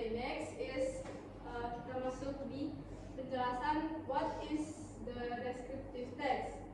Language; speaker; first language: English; non-native, learner; Indonesian